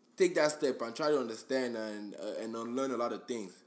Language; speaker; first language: English; non-native, local second language; Yoruba